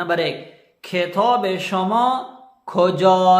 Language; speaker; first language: Persian; non-native, fluent; Urdu